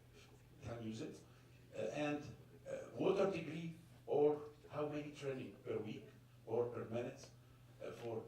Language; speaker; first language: English; non-native, fluent; Arabic